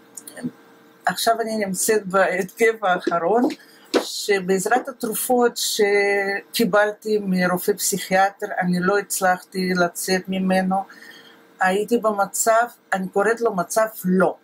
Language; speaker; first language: Hebrew; non-native, fluent; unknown